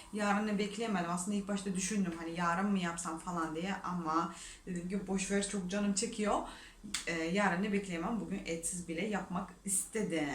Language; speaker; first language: Turkish; non-native, fluent; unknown